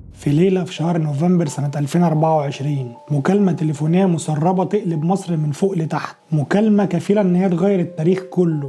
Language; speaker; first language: Arabic; native; Arabic